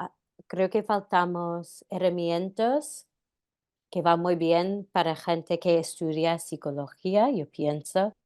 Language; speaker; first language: Spanish; non-native, fluent; English